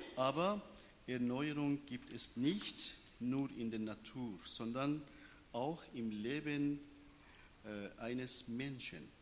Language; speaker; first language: German; non-native, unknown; Persian